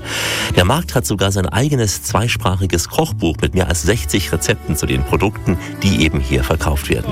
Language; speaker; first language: German; native; German